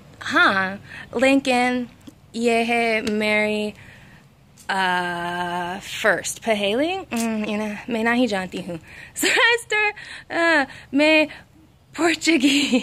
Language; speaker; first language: Hindi; non-native, learner; English